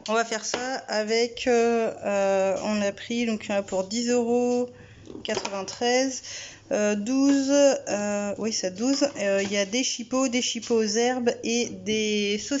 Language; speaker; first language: French; native; French